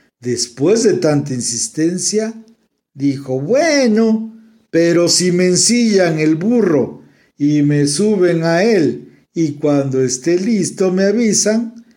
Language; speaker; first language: Spanish; native; Spanish